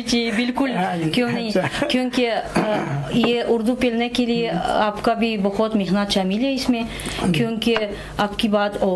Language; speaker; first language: Hindi; non-native, fluent; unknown